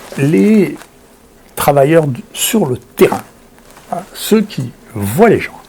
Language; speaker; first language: French; native; French